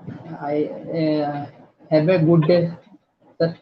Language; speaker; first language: English; non-native, learner; Odia